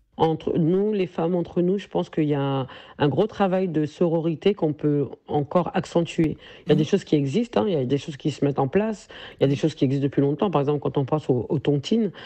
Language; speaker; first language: French; early bilingual, other home language; Soninke